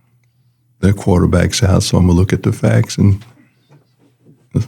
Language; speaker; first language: English; native; English